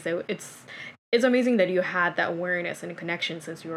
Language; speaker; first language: English; non-native, fluent; Japanese